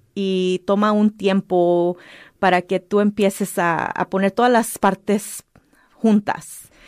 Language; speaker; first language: Spanish; early bilingual, heritage; Spanish